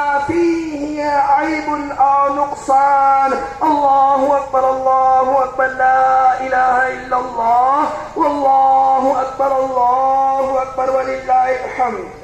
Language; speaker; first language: Arabic; non-native, fluent; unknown